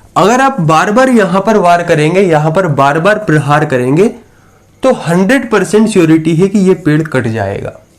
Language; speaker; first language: Hindi; native; Hindi